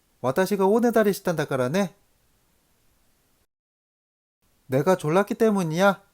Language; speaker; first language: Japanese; non-native, learner; Korean